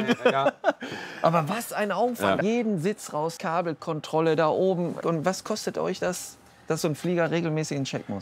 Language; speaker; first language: German; native; German